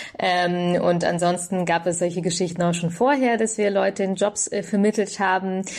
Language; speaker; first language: German; early bilingual, other home language; Russian